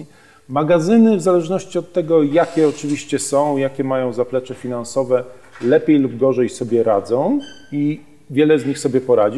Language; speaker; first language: Polish; native; Polish